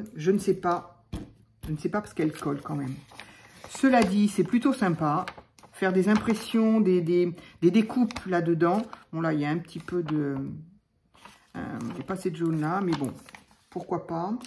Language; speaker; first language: French; native; French